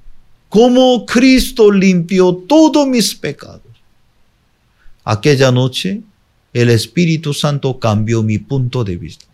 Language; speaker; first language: Spanish; non-native, fluent; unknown